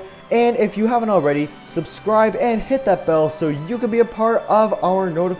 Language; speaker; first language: English; native; English